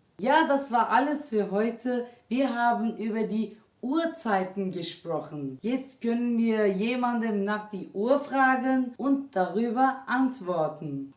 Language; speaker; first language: German; non-native, fluent; Turkish